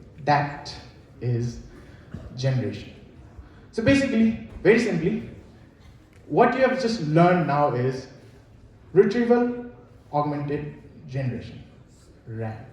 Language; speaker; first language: English; non-native, local second language; Nepali